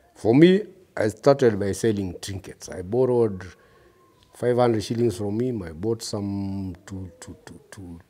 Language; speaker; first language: English; early bilingual, other home language; Kikuyu